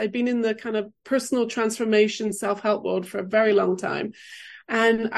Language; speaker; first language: English; native; English